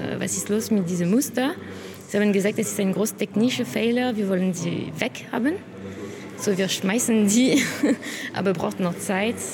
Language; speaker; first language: German; non-native, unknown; French